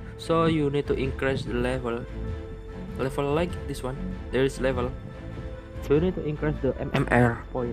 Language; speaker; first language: English; non-native, learner; Indonesian